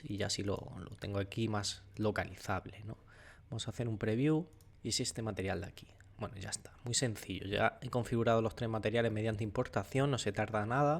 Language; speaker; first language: Spanish; native; Spanish